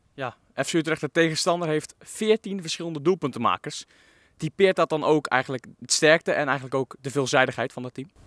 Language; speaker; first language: Dutch; native; Dutch